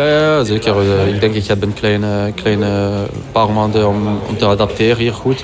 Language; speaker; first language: Dutch; non-native, fluent; French